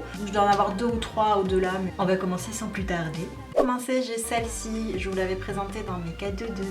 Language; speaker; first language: French; native; French